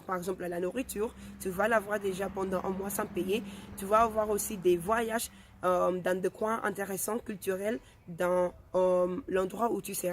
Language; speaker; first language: French; non-native, fluent; Spanish